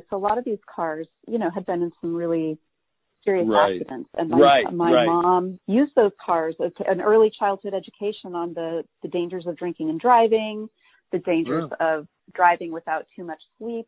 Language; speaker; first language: English; native; English